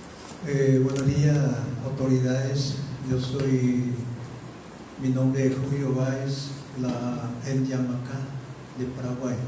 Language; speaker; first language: Spanish; non-native, local second language; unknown